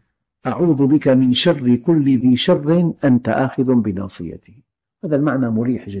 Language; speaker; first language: Arabic; native; Arabic